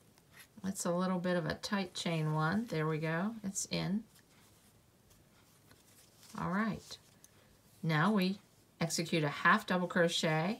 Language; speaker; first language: English; native; English